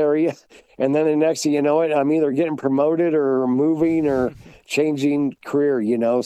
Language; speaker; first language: English; native; English